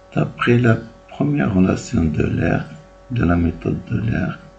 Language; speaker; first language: French; non-native, local second language; Arabic